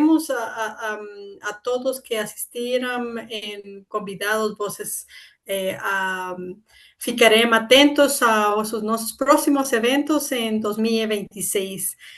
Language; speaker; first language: Portuguese; non-native, fluent; Spanish